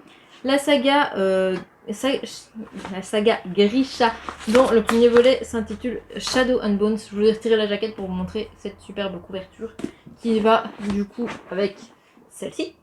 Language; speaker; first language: French; native; French